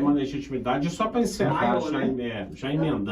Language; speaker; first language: Portuguese; native; Portuguese